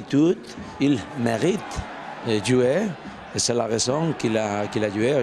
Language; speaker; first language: French; non-native, learner; Spanish